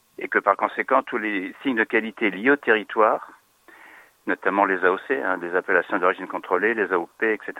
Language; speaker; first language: French; native; French